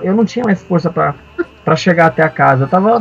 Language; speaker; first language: Portuguese; native; Portuguese